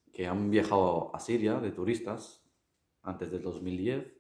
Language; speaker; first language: Spanish; non-native, fluent; Arabic